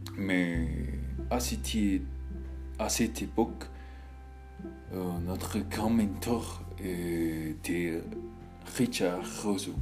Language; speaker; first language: French; non-native, learner; Spanish